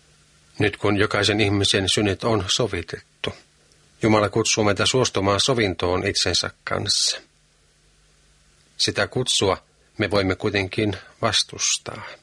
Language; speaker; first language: Finnish; native; Finnish